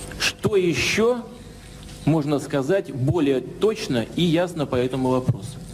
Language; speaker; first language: Russian; native; Russian